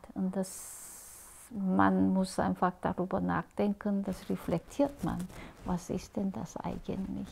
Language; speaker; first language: German; non-native, fluent; Korean